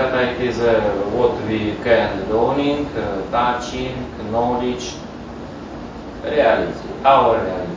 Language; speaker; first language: English; non-native, learner; Russian